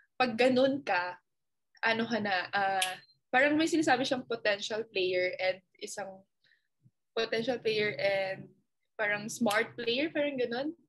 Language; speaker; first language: Filipino; native; Filipino